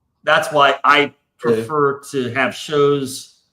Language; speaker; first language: English; native; English